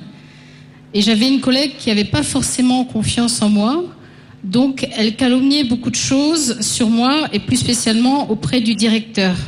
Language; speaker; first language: French; native; French